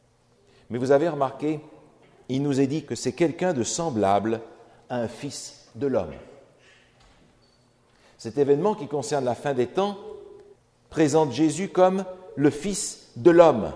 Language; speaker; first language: French; native; French